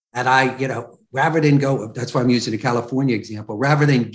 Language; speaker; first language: English; native; English